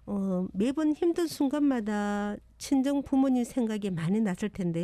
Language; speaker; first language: Korean; native; Korean